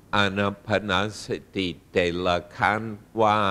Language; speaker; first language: Thai; non-native, fluent; English